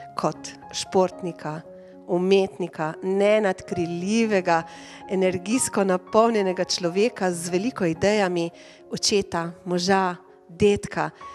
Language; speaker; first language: Slovenian; native; Slovenian